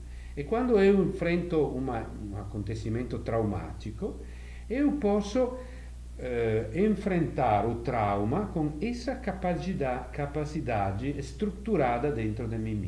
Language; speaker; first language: Portuguese; non-native, fluent; Italian